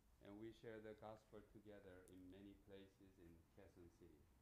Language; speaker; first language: English; non-native, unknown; Korean